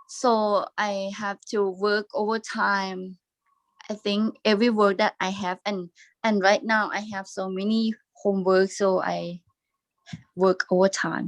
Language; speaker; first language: English; non-native, learner; Thai